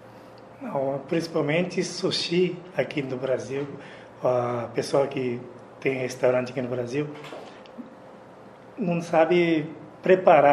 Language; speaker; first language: Portuguese; non-native, fluent; Japanese